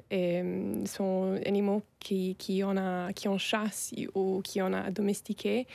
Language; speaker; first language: French; non-native, fluent; Italian